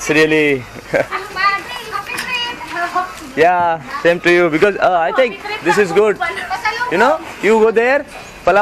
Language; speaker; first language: English; non-native, learner; Hindi